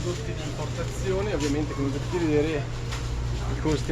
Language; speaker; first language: Italian; native; Italian